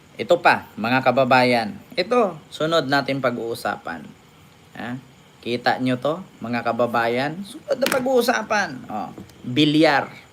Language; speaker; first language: Filipino; native; Filipino